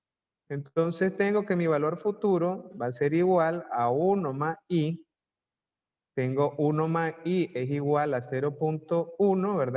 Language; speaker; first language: Spanish; native; Spanish